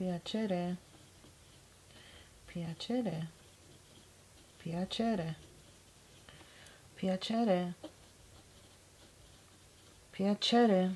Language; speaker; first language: Italian; non-native, learner; English